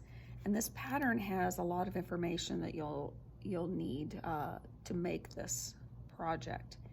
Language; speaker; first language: English; native; English